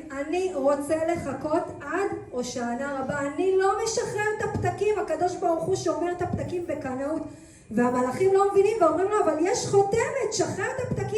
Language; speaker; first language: Hebrew; native; Hebrew